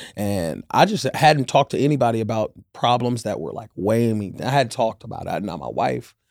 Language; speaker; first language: English; native; English